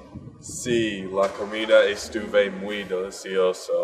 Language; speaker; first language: Spanish; non-native, learner; English